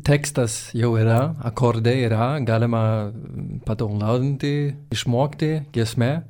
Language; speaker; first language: Lithuanian; non-native, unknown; Swedish